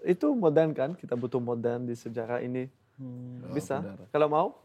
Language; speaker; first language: Indonesian; non-native, fluent; Dutch